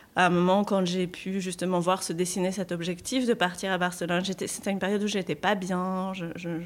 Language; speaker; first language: French; native; French